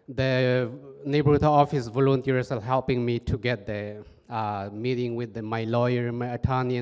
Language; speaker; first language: English; non-native, fluent; Burmese